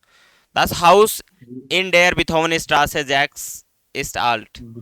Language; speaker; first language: German; non-native, learner; Hindi